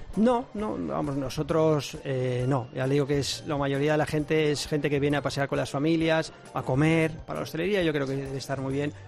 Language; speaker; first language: Spanish; native; Spanish